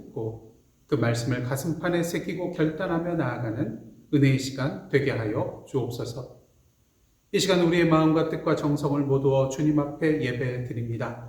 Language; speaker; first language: Korean; native; Korean